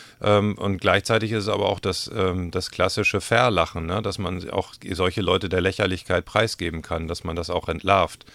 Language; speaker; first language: German; native; German